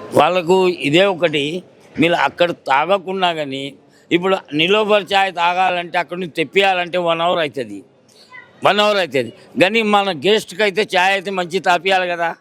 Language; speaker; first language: Telugu; native; Telugu